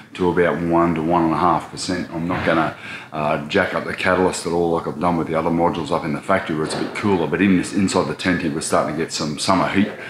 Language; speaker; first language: English; native; English